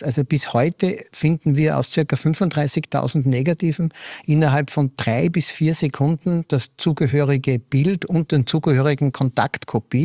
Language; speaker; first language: German; native; German